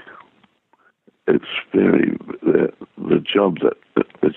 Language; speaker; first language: English; native; English